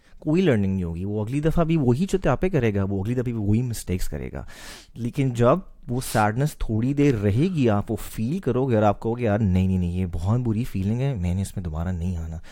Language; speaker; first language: Urdu; native; Urdu